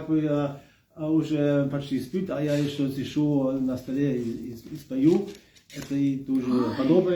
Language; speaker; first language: Russian; non-native, fluent; German